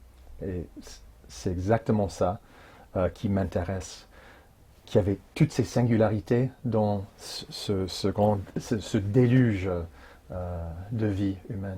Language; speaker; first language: French; non-native, fluent; English